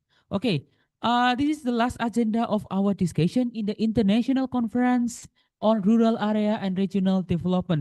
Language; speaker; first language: English; non-native, local second language; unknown